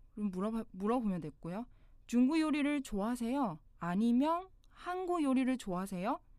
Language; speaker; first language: Korean; non-native, fluent; Chinese